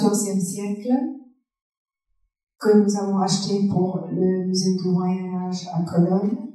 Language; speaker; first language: French; non-native, fluent; German